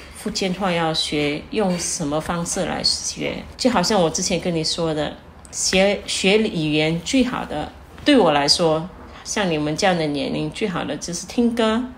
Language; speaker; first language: Chinese; non-native, local second language; Min Nan Chinese